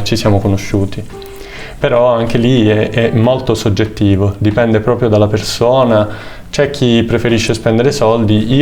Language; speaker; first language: Italian; native; Italian